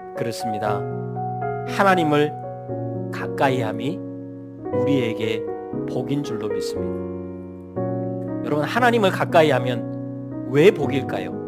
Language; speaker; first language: Korean; native; Korean